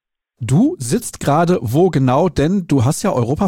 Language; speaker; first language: German; native; German